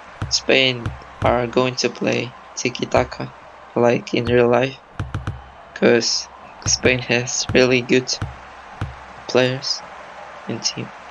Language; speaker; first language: English; non-native, learner; Russian